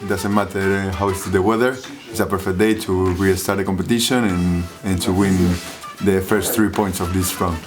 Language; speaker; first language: English; non-native, learner; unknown